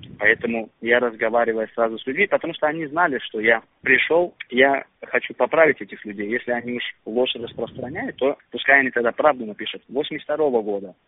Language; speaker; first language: Russian; non-native, local second language; Uzbek